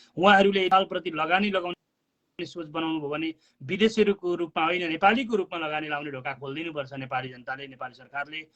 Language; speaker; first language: Nepali; native; Nepali